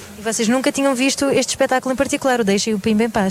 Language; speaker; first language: Portuguese; native; Portuguese